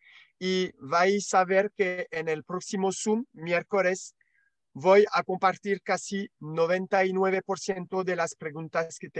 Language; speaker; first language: Spanish; non-native, learner; French